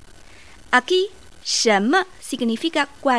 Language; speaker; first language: Spanish; non-native, fluent; Chinese